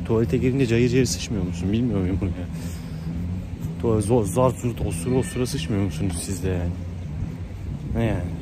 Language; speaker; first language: Turkish; native; Turkish